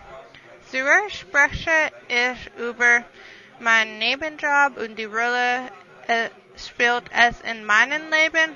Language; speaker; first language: German; non-native, learner; English